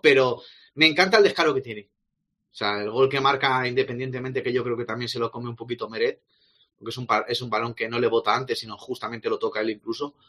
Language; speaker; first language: Spanish; native; Spanish